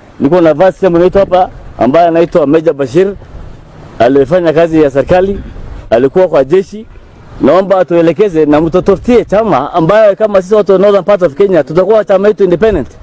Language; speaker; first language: Swahili; non-native, local second language; Somali